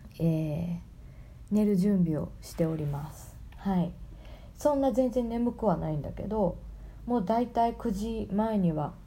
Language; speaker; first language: Japanese; native; Japanese